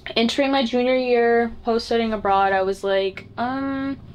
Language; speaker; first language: English; native; English